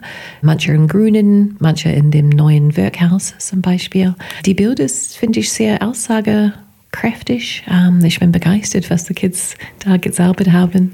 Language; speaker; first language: German; non-native, fluent; English